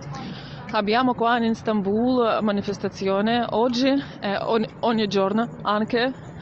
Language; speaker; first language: Italian; non-native, learner; Russian